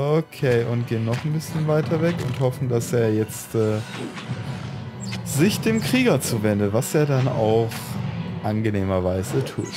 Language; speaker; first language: German; native; German